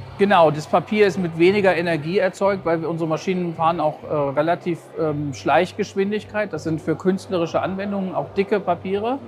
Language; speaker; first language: German; native; German